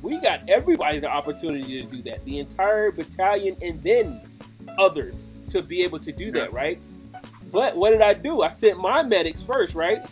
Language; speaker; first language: English; native; English